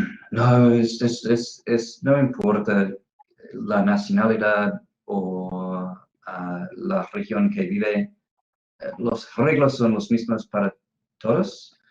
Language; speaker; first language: Spanish; non-native, fluent; English